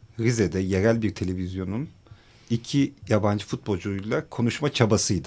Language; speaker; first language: Turkish; native; Turkish